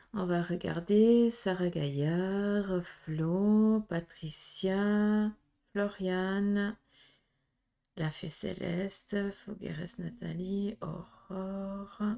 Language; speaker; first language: French; native; French